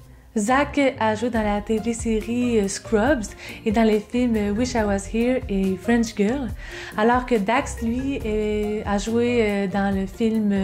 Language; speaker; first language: French; native; French